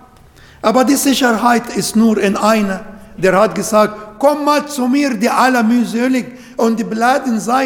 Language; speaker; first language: German; non-native, learner; Arabic